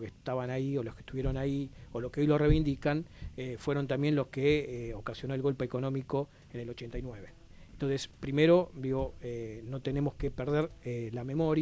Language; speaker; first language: Spanish; native; Spanish